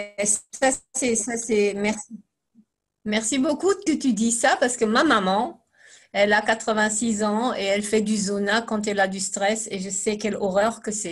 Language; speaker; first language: French; non-native, fluent; German